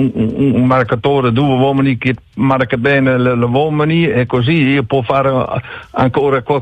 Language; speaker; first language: Italian; non-native, learner; Dutch